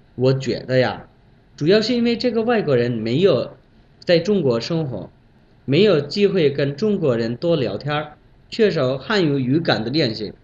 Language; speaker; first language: Chinese; non-native, fluent; Bangla